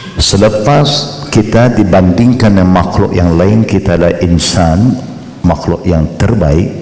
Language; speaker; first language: Malay; non-native, local second language; Chinese